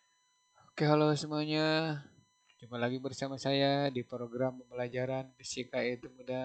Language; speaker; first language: Indonesian; native; Indonesian